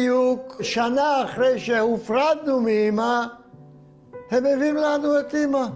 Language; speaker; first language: Hebrew; non-native, fluent; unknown